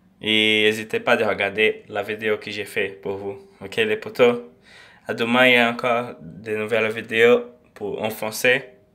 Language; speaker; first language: French; non-native, learner; Portuguese